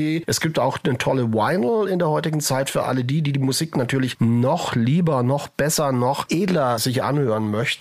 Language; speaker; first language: German; native; German